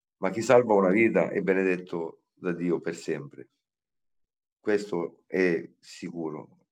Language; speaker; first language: Italian; native; Italian